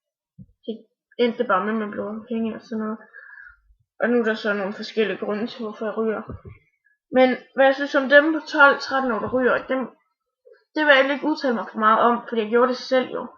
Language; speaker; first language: Danish; native; Danish